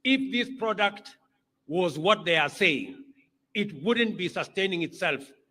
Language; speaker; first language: English; non-native, local second language; Kalenjin